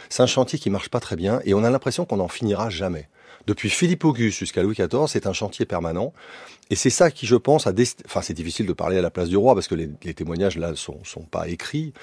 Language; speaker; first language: French; native; French